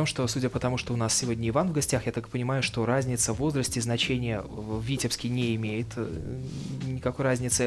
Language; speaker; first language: Russian; native; Russian